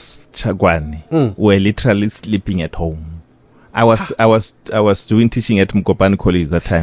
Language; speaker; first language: English; non-native, local second language; Northern Sotho